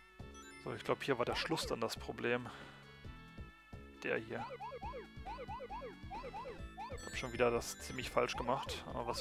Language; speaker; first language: German; native; German